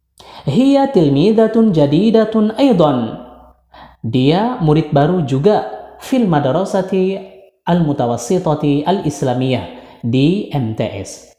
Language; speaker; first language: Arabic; non-native, fluent; Indonesian